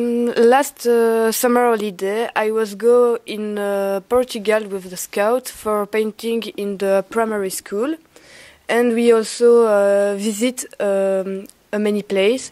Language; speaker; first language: English; non-native, learner; French